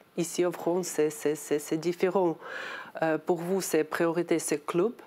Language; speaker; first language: French; non-native, learner; Ukrainian